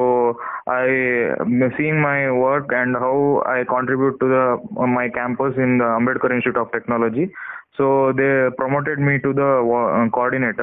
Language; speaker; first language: English; non-native, local second language; Kannada